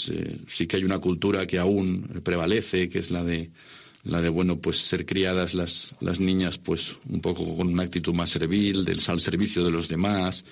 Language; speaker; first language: Spanish; native; Spanish